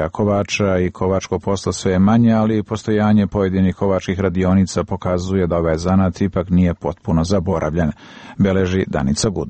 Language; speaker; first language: Croatian; native; Croatian